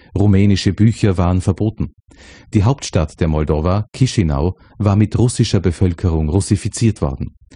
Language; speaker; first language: German; native; German